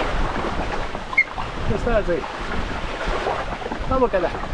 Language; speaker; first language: French; native; French